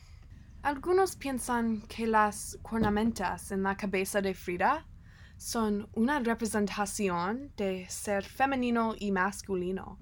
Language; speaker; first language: Spanish; non-native, learner; English